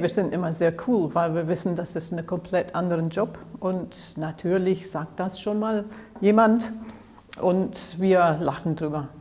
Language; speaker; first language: German; non-native, fluent; English